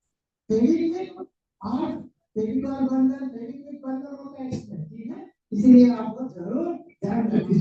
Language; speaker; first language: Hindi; non-native, local second language; Telugu